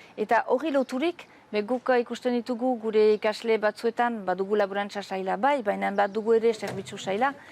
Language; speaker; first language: Basque; native; Basque